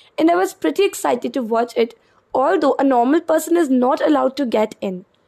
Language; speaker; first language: English; non-native, local second language; Hindi